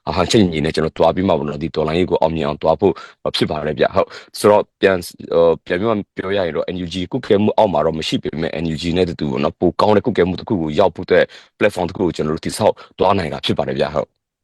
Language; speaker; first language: Burmese; non-native, local second language; Western Kayah